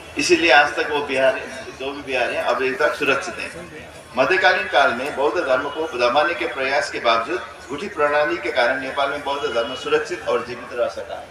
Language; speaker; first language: Hindi; non-native, fluent; Newari